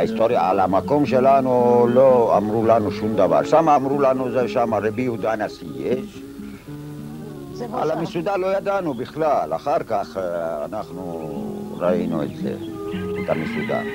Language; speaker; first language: Hebrew; non-native, fluent; Ladino